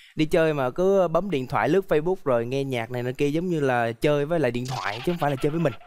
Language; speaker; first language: Vietnamese; native; Vietnamese